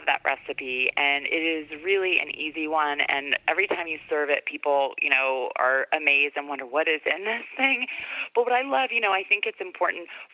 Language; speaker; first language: English; native; English